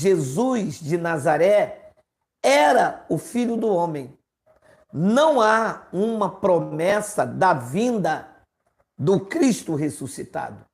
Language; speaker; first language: Portuguese; native; Portuguese